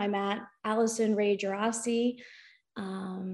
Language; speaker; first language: English; native; English